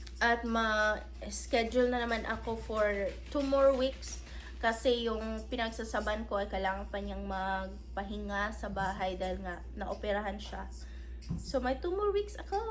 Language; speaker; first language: Filipino; non-native, local second language; Cebuano